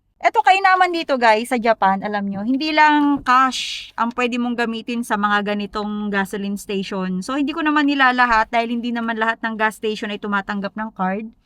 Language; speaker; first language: Filipino; native; Filipino